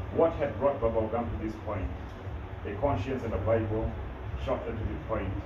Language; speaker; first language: English; non-native, local second language; Kikuyu